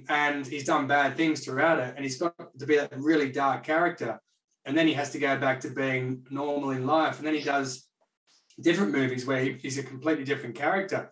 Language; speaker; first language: English; native; English